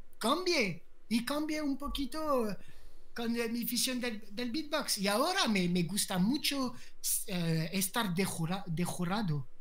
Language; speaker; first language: Spanish; non-native, learner; French